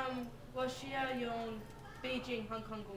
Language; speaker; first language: Chinese; non-native, learner; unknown